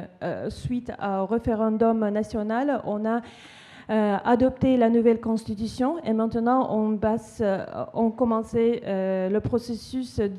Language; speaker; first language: French; non-native, fluent; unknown